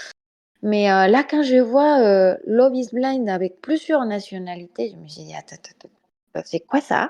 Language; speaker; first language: French; non-native, fluent; Spanish